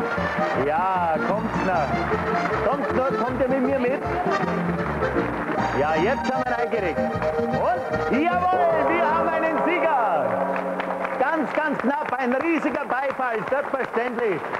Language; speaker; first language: German; native; German